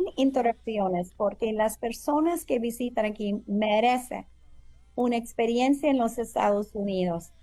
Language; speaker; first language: Spanish; non-native, fluent; English